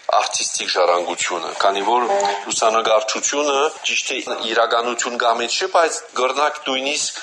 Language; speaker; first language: Armenian; early bilingual, heritage; Armenian